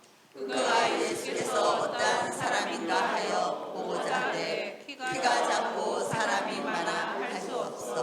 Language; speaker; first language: Korean; native; Korean